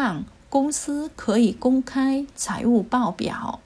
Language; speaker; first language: Chinese; non-native, fluent; Vietnamese